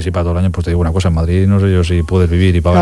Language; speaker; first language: Spanish; native; Spanish